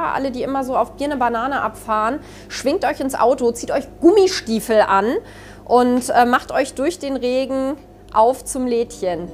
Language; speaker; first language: German; native; German